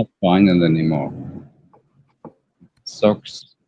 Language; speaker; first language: English; non-native, learner; Dutch